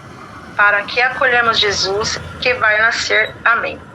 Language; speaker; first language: Portuguese; native; Portuguese